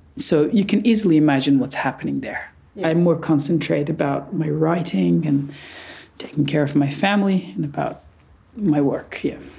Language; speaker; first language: English; non-native, fluent; Persian